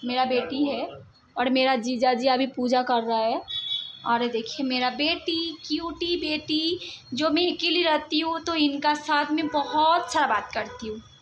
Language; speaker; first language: Hindi; non-native, local second language; Bangla